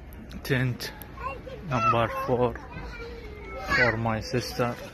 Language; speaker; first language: English; non-native, learner; Arabic